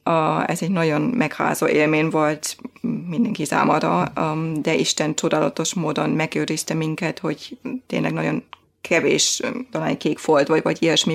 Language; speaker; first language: Hungarian; non-native, fluent; German